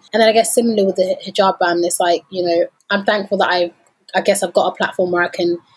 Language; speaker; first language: English; early bilingual, other home language; Danish